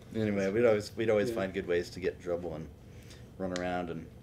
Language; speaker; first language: English; native; English